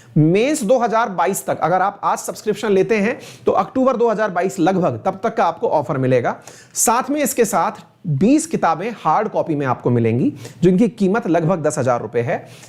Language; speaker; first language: Hindi; native; Hindi